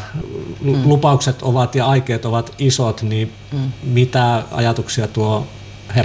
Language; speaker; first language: Finnish; native; Finnish